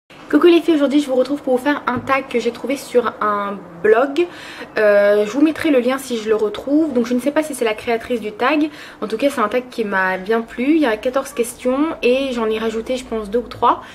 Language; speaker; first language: French; early bilingual, other home language; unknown